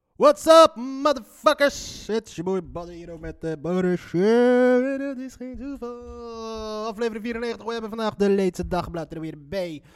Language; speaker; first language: Dutch; early bilingual, other home language; Arabic